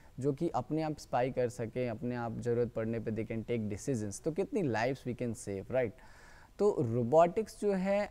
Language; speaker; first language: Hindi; native; Hindi